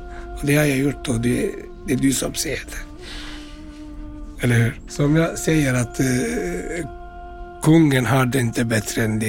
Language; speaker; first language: Swedish; non-native, fluent; Turkish